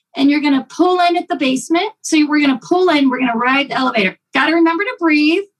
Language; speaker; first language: English; native; English